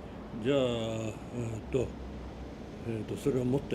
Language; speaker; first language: Japanese; native; Japanese